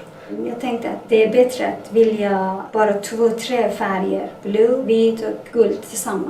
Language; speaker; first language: Swedish; non-native, learner; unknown